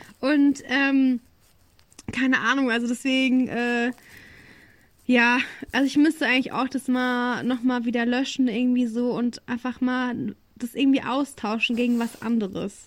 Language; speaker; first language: German; native; German